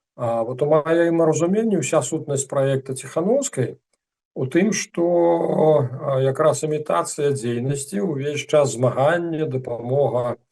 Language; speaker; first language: Belarusian; non-native, local second language; Russian